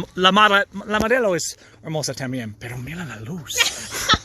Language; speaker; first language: Spanish; non-native, learner; English